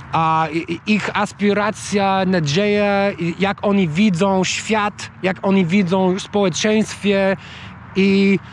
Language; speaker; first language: Polish; non-native, fluent; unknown